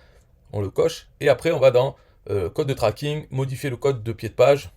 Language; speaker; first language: French; native; French